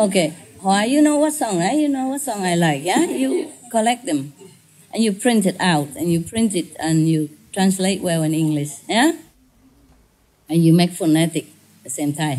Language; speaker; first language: English; non-native, fluent; Vietnamese